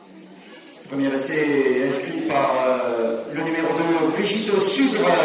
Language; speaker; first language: French; native; French